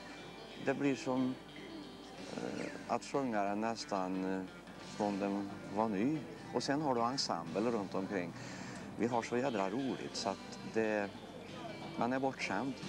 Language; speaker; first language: Swedish; native; Swedish